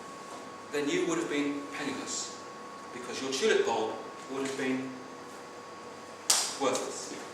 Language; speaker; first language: English; native; English